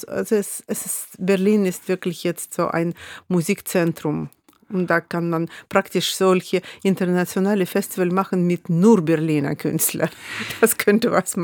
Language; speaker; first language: German; non-native, fluent; Russian